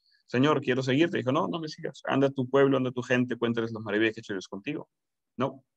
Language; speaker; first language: Spanish; native; Spanish